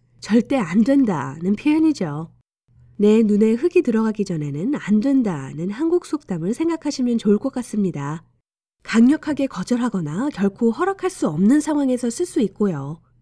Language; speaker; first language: Korean; native; Korean